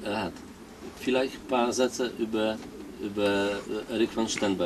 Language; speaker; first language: German; non-native, fluent; Polish